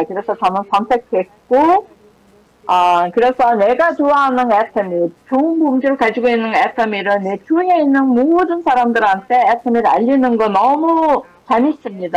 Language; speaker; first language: Korean; non-native, fluent; Mongolian